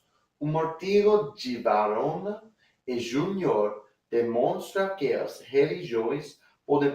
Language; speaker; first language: Portuguese; non-native, learner; English